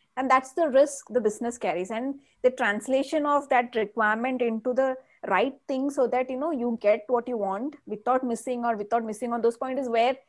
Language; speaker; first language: English; non-native, local second language; Malayalam